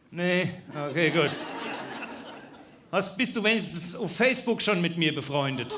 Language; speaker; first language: German; native; German